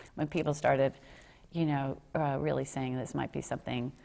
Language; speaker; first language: English; native; English